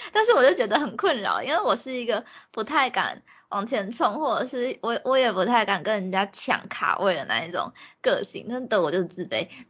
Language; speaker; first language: Chinese; native; Chinese